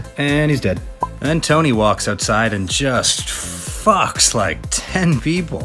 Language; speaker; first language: English; native; English